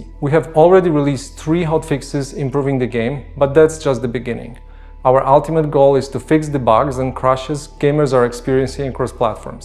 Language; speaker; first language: English; non-native, fluent; Polish